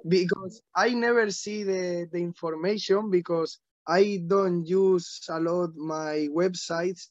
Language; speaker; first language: English; non-native, learner; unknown